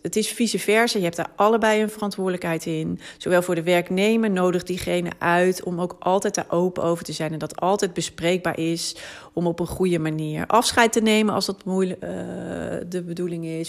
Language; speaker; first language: Dutch; native; Dutch